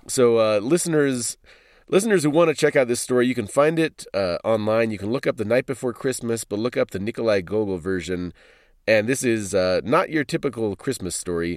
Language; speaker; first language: English; native; English